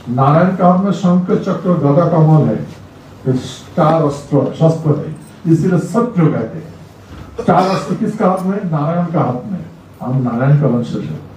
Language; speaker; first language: Hindi; non-native, local second language; Rangpuri